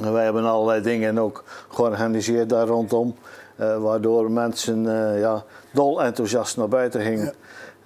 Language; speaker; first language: Dutch; native; Dutch